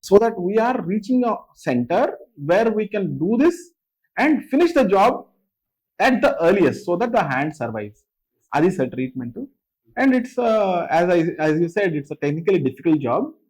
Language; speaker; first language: English; non-native, local second language; Telugu